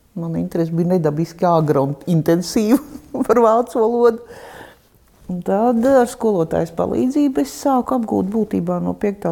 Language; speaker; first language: Latvian; non-native, local second language; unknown